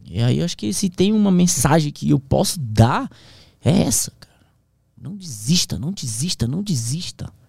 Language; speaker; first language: Portuguese; native; Portuguese